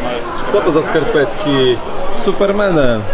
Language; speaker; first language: Polish; native; Polish